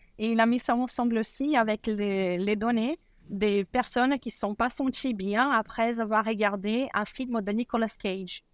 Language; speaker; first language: French; non-native, fluent; Portuguese